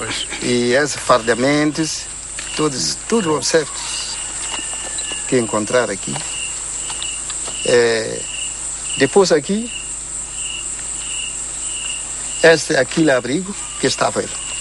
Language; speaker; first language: Portuguese; non-native, learner; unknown